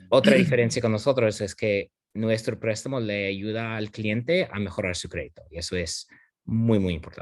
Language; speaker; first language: Spanish; non-native, fluent; English